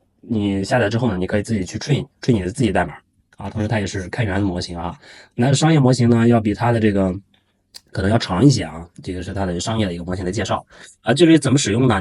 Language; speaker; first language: Chinese; native; Chinese